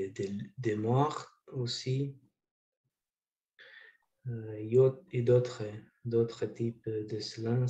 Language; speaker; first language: French; non-native, learner; Portuguese